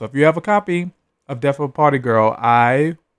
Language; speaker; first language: English; native; English